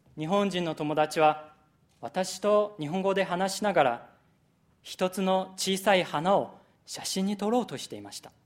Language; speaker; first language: Japanese; non-native, fluent; Chinese